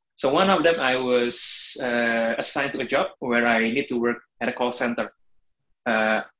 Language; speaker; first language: English; non-native, fluent; Indonesian